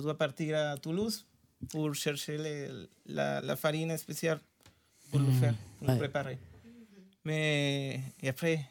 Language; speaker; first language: French; non-native, learner; Spanish